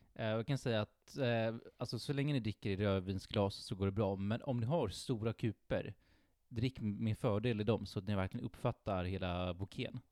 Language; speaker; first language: Swedish; early bilingual, other home language; Italian